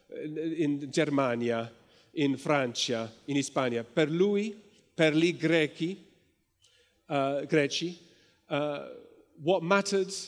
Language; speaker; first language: Italian; non-native, learner; English